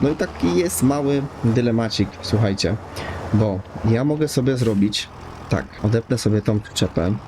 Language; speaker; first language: Polish; native; Polish